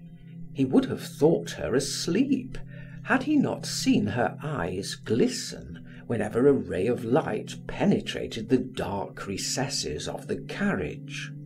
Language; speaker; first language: English; native; English